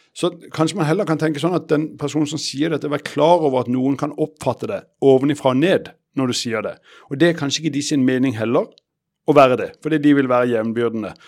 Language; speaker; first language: Norwegian; native; Norwegian